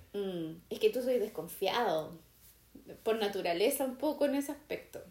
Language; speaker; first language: Spanish; native; Spanish